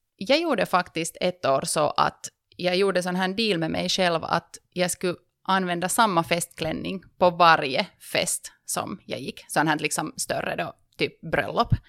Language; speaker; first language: Swedish; native; Swedish